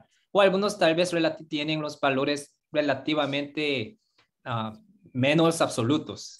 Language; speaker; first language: Spanish; non-native, fluent; Korean